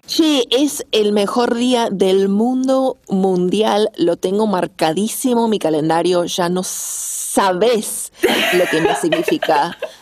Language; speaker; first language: Spanish; non-native, fluent; English